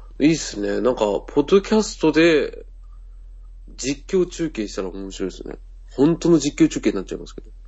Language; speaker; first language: Japanese; native; Japanese